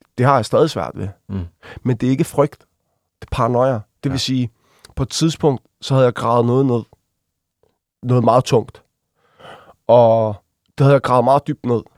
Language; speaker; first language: Danish; early bilingual, other home language; Arabic